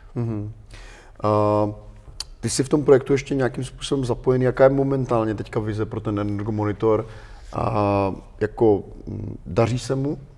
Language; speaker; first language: Czech; native; Czech